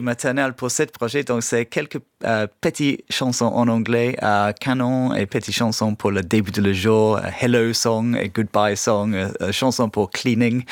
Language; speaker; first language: French; non-native, fluent; English